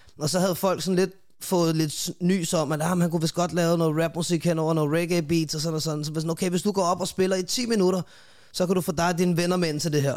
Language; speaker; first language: Danish; native; Danish